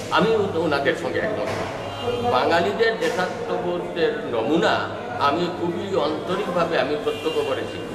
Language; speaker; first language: Bangla; native; Bangla